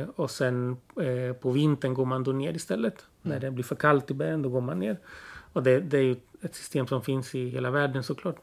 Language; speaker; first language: Swedish; early bilingual, other home language; Spanish